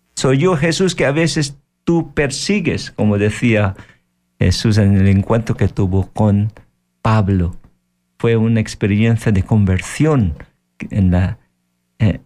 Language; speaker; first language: Spanish; non-native, fluent; Filipino